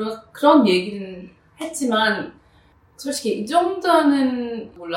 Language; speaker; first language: Korean; early bilingual, heritage; Korean